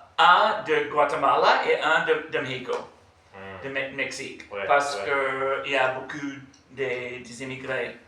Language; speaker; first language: French; non-native, fluent; English